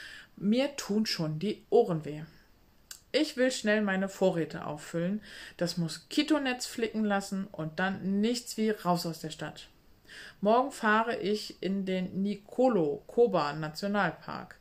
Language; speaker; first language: German; native; German